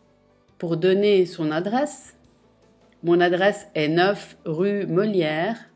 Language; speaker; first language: French; non-native, fluent; Italian